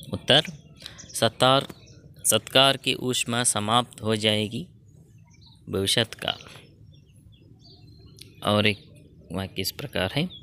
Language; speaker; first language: Hindi; non-native, local second language; Kannada